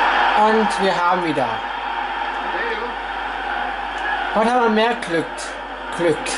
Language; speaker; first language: German; non-native, fluent; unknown